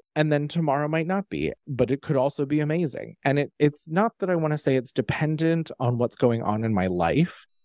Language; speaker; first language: English; native; English